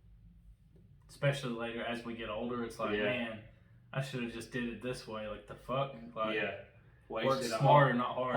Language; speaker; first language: English; native; English